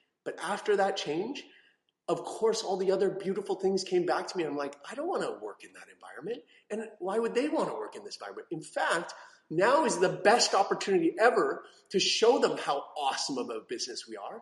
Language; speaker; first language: English; native; English